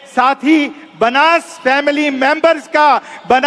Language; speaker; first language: Hindi; non-native, local second language; Gujarati